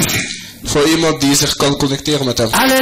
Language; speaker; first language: Dutch; non-native, fluent; French